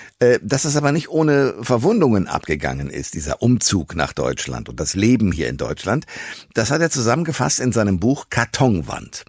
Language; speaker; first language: German; native; German